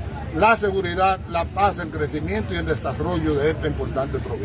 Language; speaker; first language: Spanish; native; Spanish